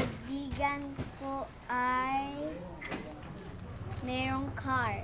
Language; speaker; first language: Filipino; non-native, local second language; Cebuano